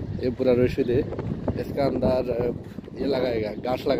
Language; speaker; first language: Hindi; non-native, learner; Bangla